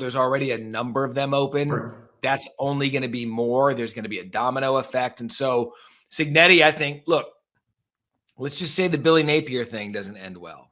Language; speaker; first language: English; native; English